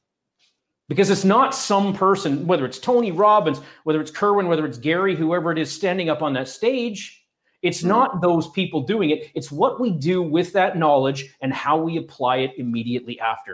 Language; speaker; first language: English; native; English